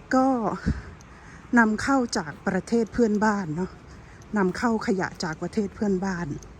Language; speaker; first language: Thai; native; Thai